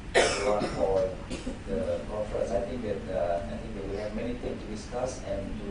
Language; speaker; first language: English; non-native, fluent; Vietnamese